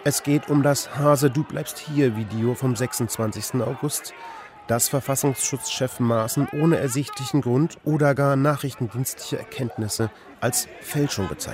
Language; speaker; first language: German; native; German